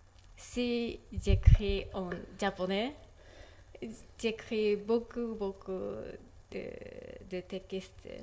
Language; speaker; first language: French; non-native, learner; Japanese